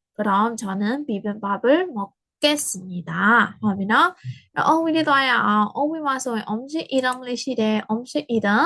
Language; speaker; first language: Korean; non-native, fluent; Burmese